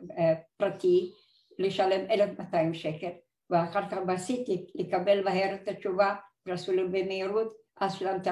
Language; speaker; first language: Hebrew; non-native, fluent; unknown